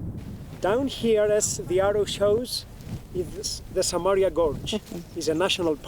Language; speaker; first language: English; non-native, fluent; Greek